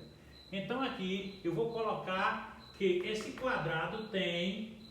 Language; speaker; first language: Portuguese; native; Portuguese